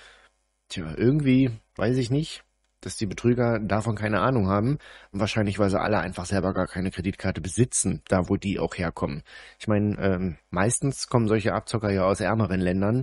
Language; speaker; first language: German; native; German